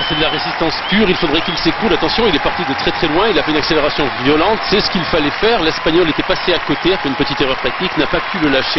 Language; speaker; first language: French; native; French